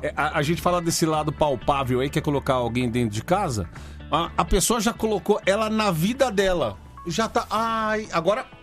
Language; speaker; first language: Portuguese; native; Portuguese